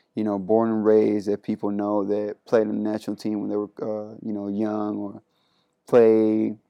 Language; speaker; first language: English; non-native, fluent; Spanish